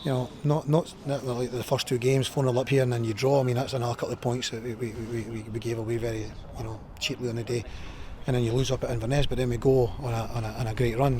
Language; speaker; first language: English; native; English